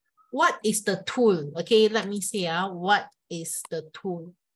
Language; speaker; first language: English; non-native, local second language; Chinese